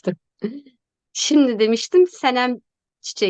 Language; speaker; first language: Turkish; native; Turkish